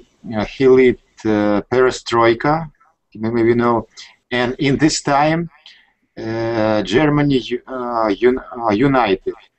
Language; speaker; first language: English; non-native, learner; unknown